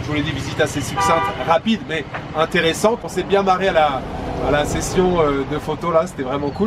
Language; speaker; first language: French; native; French